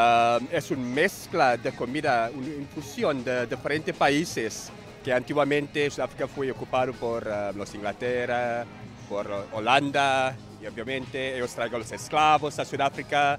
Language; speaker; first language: Spanish; non-native, learner; English